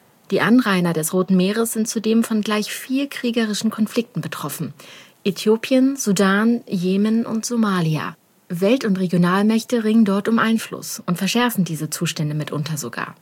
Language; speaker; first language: German; native; German